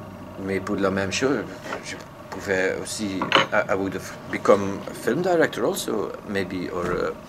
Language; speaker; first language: French; non-native, local second language; Dutch